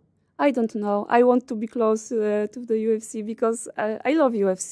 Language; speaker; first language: English; non-native, learner; Polish